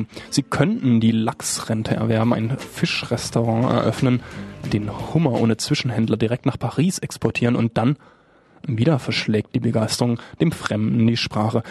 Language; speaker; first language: German; native; German